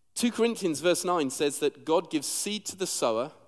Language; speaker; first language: English; native; English